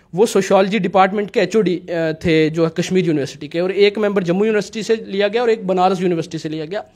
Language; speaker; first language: Hindi; native; Hindi